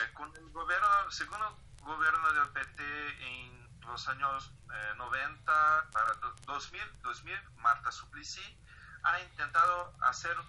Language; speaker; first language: Spanish; non-native, fluent; Portuguese